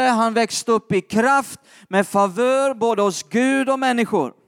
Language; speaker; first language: Swedish; native; Swedish